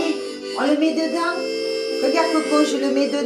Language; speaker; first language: French; native; French